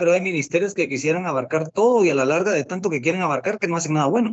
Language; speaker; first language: Spanish; native; Spanish